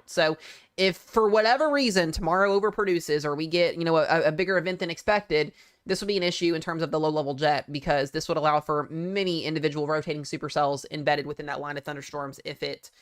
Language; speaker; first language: English; native; English